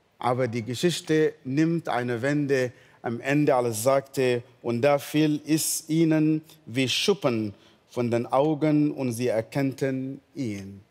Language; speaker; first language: German; non-native, fluent; Arabic